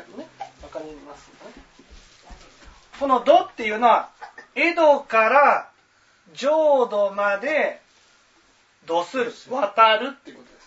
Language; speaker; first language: Japanese; native; Japanese